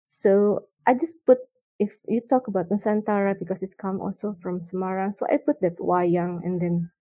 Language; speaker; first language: English; non-native, learner; Indonesian